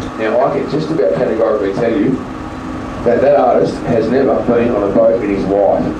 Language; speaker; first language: English; native; English